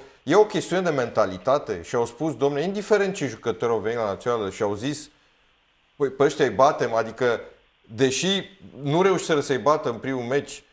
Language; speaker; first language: Romanian; native; Romanian